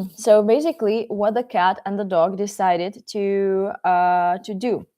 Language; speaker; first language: English; non-native, fluent; Czech